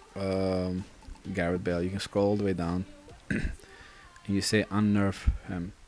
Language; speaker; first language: English; non-native, fluent; Dutch